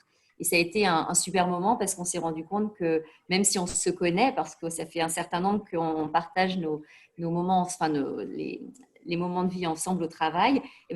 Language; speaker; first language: French; native; French